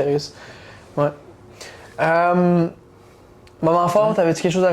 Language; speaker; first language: French; native; French